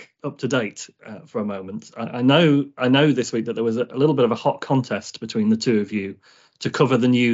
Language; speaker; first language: English; native; English